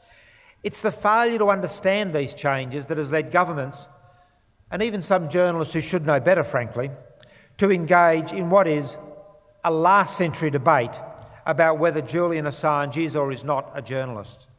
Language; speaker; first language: English; native; English